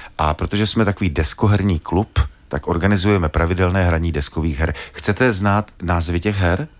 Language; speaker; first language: Czech; native; Czech